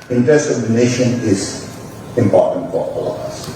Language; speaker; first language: English; non-native, local second language; Assamese